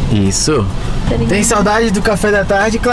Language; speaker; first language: Portuguese; native; Portuguese